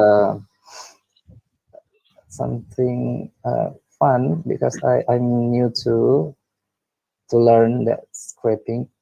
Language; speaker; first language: English; non-native, learner; Indonesian